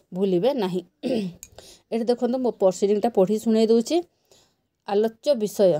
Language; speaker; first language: Odia; non-native, local second language; Santali